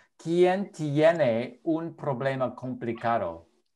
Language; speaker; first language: Spanish; non-native, fluent; English